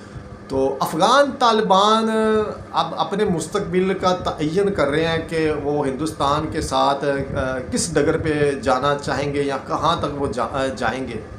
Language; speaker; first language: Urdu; non-native, local second language; Punjabi